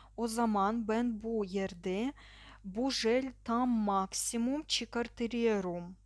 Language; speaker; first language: Turkish; non-native, learner; Russian